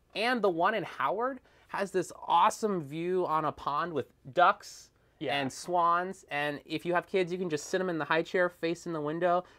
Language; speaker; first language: English; native; English